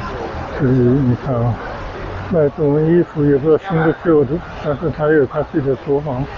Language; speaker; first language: Chinese; native; Chinese